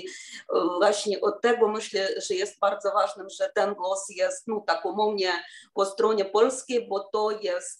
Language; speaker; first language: Polish; non-native, fluent; Ukrainian